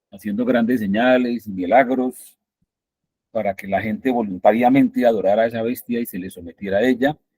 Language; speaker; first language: Spanish; native; Spanish